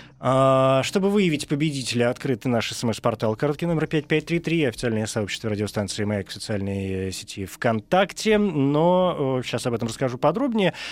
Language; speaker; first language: Russian; native; Russian